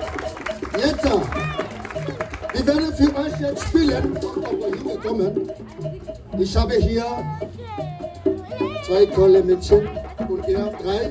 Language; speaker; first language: German; non-native, learner; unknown